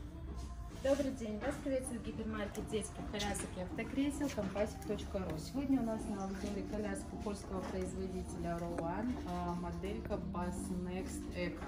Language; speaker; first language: Russian; native; Russian